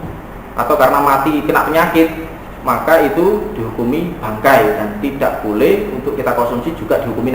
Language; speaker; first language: Indonesian; non-native, local second language; Javanese